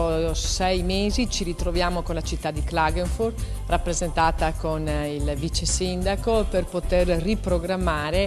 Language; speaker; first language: Italian; native; Italian